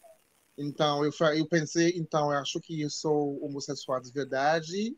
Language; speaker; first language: Portuguese; non-native, fluent; French